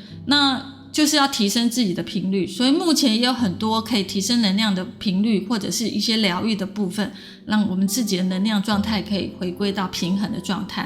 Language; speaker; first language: Chinese; native; Chinese